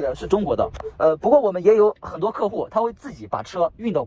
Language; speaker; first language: Chinese; native; Chinese